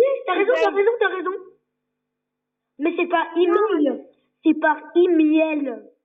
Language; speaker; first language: French; native; French